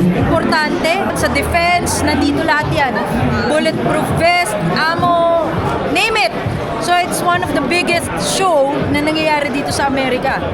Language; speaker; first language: Filipino; native; Filipino